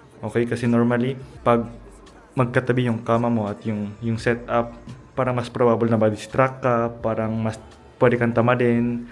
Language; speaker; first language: Filipino; early bilingual, heritage; Filipino